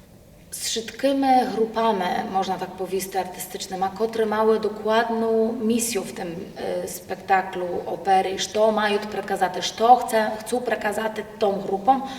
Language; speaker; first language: Polish; non-native, local second language; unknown